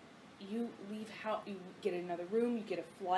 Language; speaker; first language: English; native; English